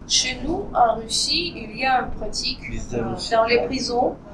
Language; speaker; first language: French; non-native, fluent; Russian